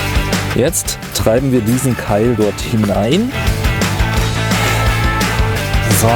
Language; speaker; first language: German; native; German